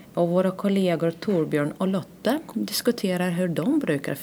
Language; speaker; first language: Swedish; non-native, fluent; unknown